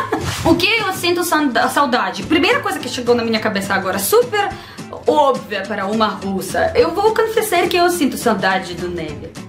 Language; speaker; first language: Portuguese; non-native, learner; Russian